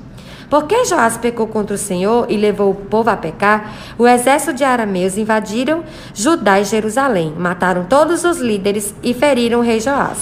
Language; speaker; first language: Portuguese; native; Portuguese